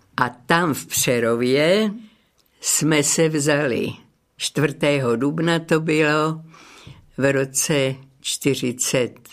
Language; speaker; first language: Czech; native; Czech